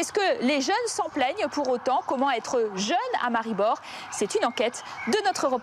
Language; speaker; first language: French; native; French